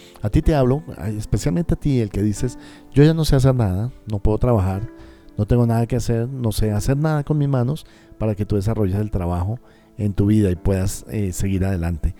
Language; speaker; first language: Spanish; native; Spanish